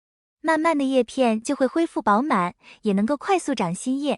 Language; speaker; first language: Chinese; native; Chinese